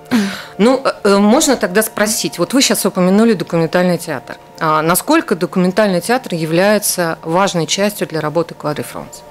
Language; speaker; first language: Russian; native; Russian